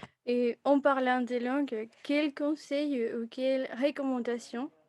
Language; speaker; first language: French; non-native, fluent; Spanish